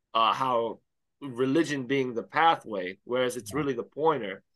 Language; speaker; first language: English; native; English